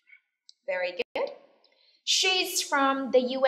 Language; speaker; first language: English; non-native, fluent; Vietnamese